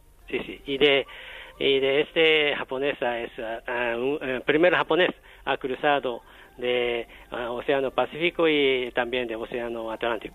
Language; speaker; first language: Spanish; non-native, learner; Japanese